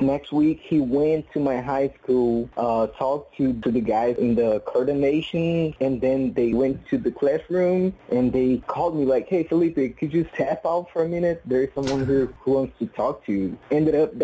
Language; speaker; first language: English; non-native, fluent; Portuguese